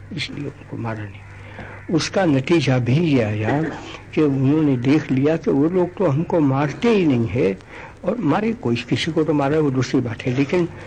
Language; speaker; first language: Hindi; non-native, local second language; Gujarati